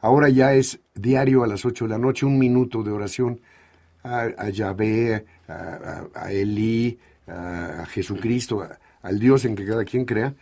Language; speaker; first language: Spanish; native; Spanish